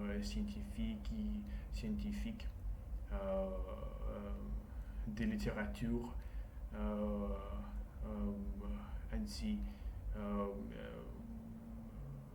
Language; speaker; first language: French; non-native, learner; Russian